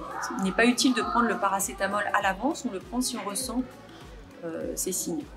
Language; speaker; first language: French; native; French